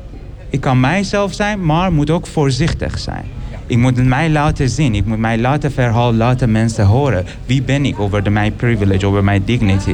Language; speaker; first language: Dutch; non-native, learner; Persian